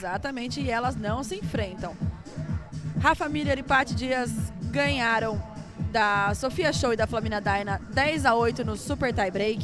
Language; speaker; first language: Portuguese; native; Portuguese